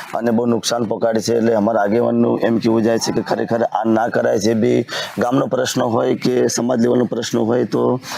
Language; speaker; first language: Gujarati; native; Gujarati